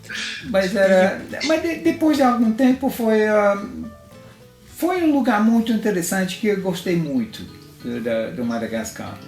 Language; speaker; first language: Portuguese; non-native, fluent; Italian